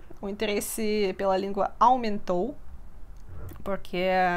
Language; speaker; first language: Portuguese; non-native, fluent; Russian